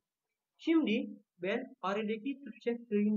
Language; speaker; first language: Turkish; non-native, fluent; Indonesian